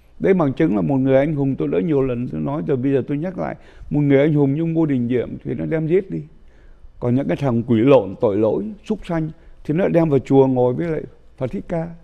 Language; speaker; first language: Vietnamese; native; Vietnamese